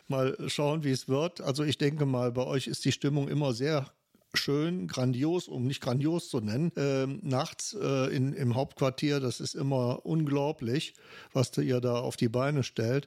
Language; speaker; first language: German; native; German